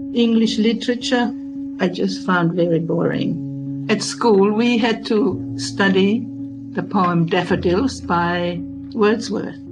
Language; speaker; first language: English; non-native, fluent; Tongan